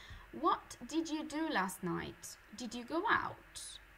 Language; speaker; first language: English; non-native, fluent; Italian